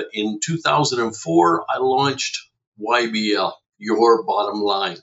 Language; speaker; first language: English; native; English